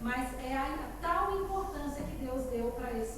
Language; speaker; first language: Portuguese; native; Portuguese